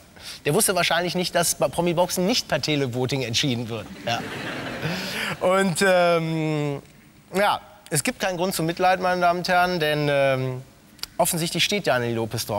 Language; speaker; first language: German; native; German